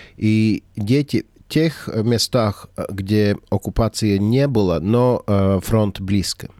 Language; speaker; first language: Russian; non-native, fluent; Latvian